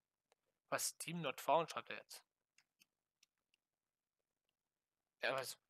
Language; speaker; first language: German; native; German